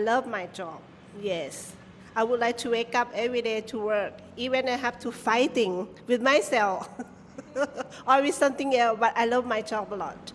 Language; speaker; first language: English; non-native, learner; Thai